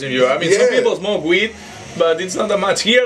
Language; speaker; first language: English; non-native, fluent; Spanish